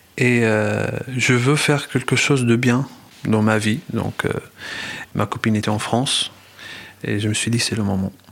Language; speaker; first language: French; non-native, fluent; Arabic